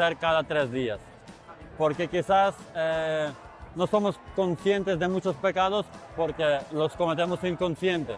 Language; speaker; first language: Spanish; non-native, fluent; Ukrainian